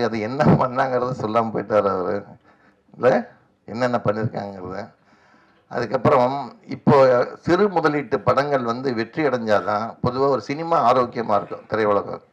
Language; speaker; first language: Tamil; native; Tamil